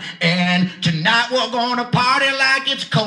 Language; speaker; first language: English; native; English